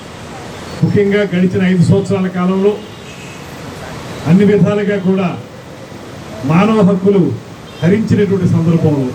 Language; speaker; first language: Telugu; native; Telugu